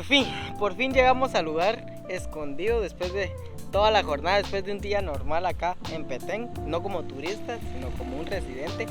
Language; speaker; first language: Spanish; native; Spanish